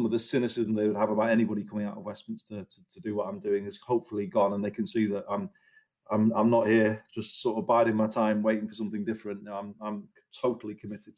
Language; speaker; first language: English; native; English